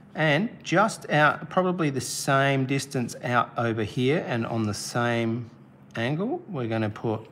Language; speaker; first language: English; native; English